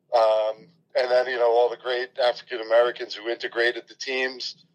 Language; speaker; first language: English; native; English